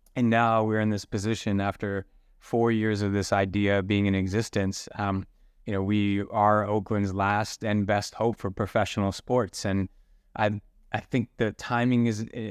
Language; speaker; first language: English; native; English